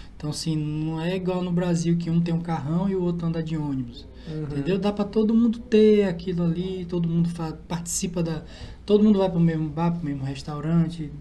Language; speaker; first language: Portuguese; native; Portuguese